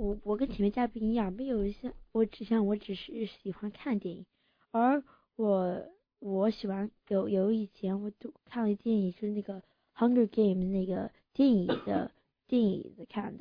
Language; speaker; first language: Chinese; early bilingual, heritage; English